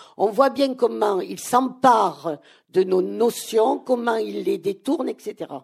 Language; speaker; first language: French; native; French